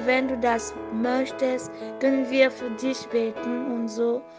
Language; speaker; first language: German; non-native, fluent; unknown